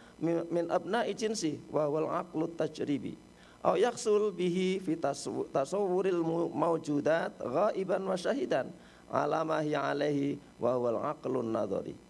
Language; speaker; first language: Arabic; non-native, fluent; Indonesian